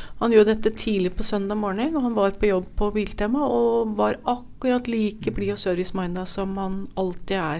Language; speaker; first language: Norwegian; native; Norwegian